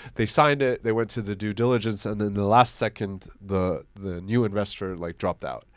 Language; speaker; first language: English; non-native, local second language; German